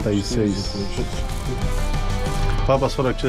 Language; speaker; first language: Russian; non-native, learner; Spanish